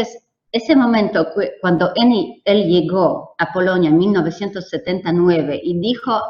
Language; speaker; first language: Spanish; non-native, fluent; Polish